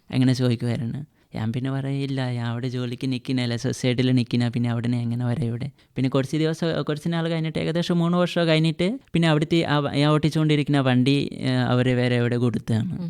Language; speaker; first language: Malayalam; non-native, fluent; Assamese